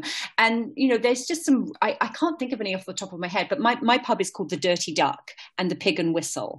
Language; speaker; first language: English; native; English